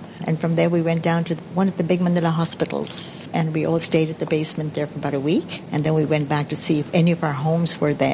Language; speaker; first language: English; non-native, local second language; Sindhi